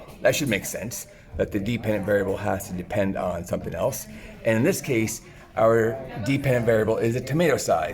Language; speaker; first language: English; native; English